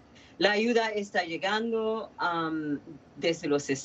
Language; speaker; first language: Spanish; non-native, fluent; Haitian Creole